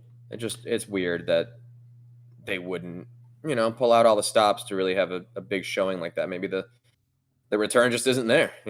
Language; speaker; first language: English; native; English